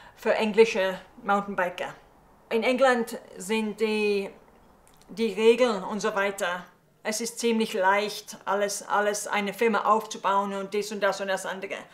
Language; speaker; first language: German; early bilingual, heritage; English